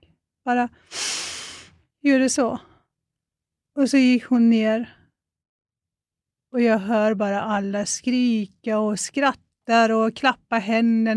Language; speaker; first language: Swedish; non-native, fluent; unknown